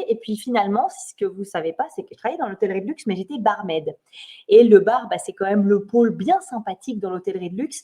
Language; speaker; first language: French; native; French